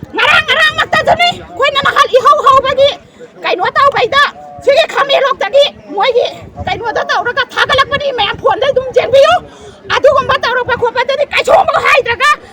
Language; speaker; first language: Manipuri; native; Manipuri